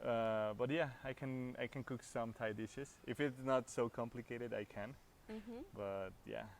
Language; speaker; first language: English; non-native, fluent; Spanish